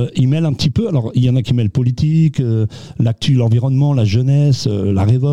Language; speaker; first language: French; non-native, local second language; Swiss German